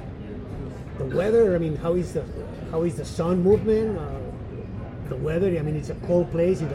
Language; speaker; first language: English; non-native, fluent; Spanish